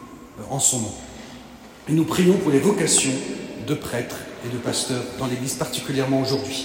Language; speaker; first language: French; native; French